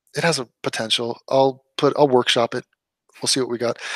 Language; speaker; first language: English; native; English